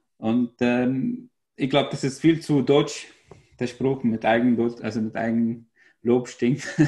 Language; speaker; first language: German; non-native, fluent; Arabic